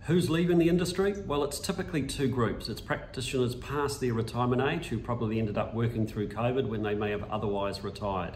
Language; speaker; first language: English; native; English